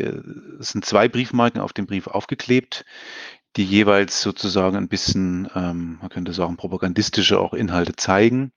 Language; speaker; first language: German; native; German